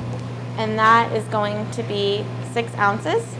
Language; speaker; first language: English; native; English